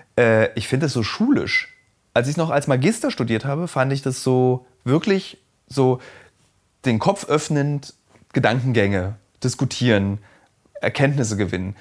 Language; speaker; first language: German; native; German